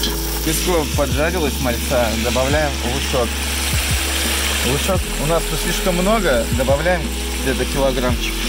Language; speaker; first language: Russian; native; Russian